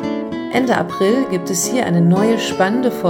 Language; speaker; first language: German; native; German